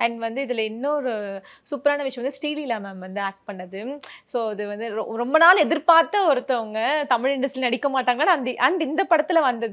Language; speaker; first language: Tamil; native; Tamil